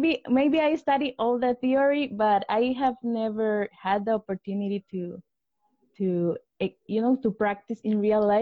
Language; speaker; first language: English; non-native, learner; Spanish